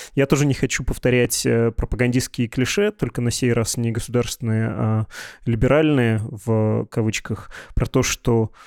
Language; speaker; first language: Russian; native; Russian